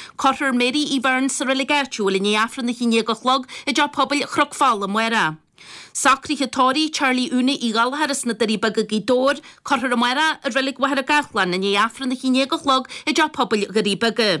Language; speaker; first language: Irish; native; Irish